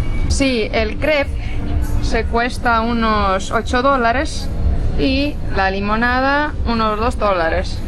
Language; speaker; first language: Spanish; non-native, fluent; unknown